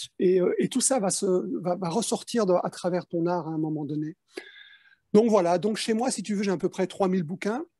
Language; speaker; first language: French; early bilingual, other home language; Spanish